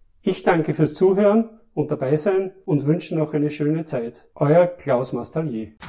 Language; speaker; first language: German; native; German